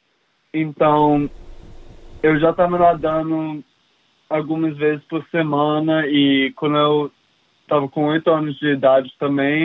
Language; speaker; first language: Portuguese; early bilingual, heritage; English